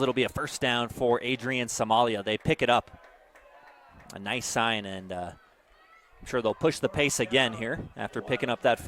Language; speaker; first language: English; native; English